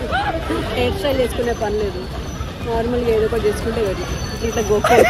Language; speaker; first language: Telugu; non-native, local second language; Malayalam